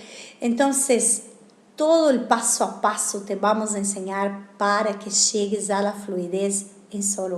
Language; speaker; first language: Spanish; non-native, fluent; Italian